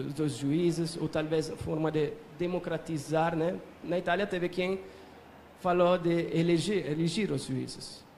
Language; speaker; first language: Portuguese; non-native, fluent; Italian